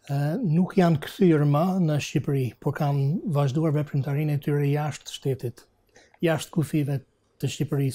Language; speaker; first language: Albanian; non-native, fluent; English